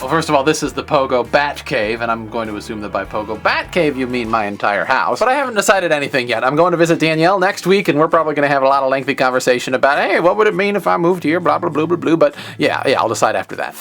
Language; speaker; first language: English; native; English